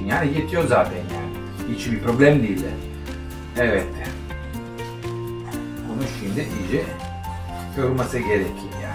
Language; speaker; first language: Turkish; non-native, fluent; Italian